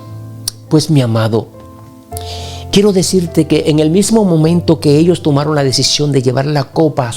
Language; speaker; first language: Spanish; native; Spanish